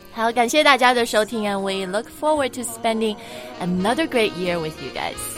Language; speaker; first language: English; non-native, fluent; Chinese